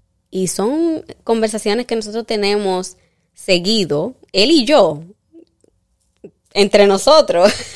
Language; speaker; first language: Spanish; early bilingual, heritage; Spanish